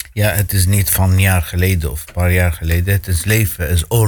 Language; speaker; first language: Dutch; non-native, fluent; Arabic